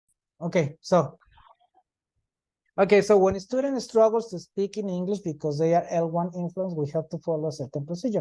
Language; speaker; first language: English; non-native, fluent; Spanish